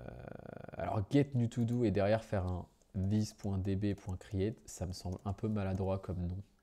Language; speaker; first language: French; native; French